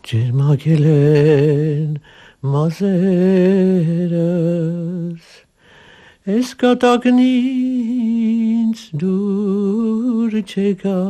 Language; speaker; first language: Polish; non-native, learner; Armenian